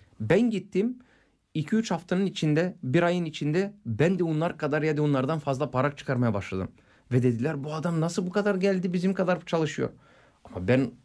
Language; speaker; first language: Turkish; non-native, fluent; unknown